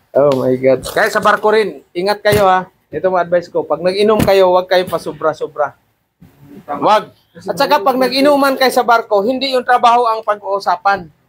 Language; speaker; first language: Filipino; non-native, local second language; Cebuano